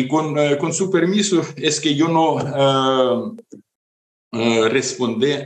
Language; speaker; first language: Spanish; non-native, fluent; Ukrainian